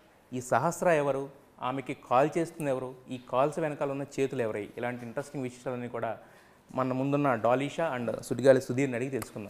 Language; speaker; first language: Telugu; native; Telugu